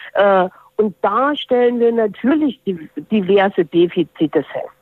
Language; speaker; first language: German; native; German